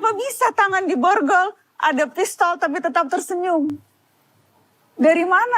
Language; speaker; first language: Indonesian; native; Indonesian